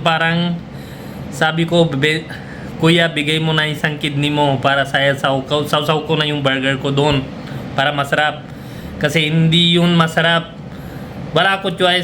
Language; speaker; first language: Filipino; non-native, learner; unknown